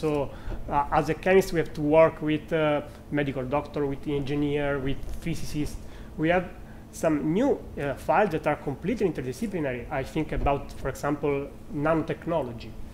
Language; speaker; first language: English; non-native, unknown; Italian